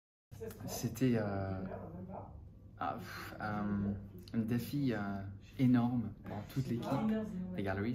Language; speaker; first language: French; non-native, fluent; English